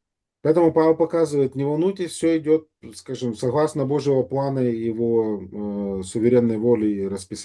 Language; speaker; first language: Russian; native; Russian